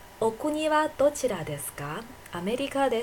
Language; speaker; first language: Japanese; non-native, fluent; Chinese